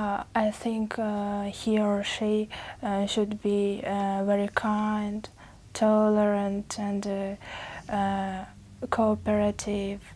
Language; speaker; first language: English; non-native, fluent; Uzbek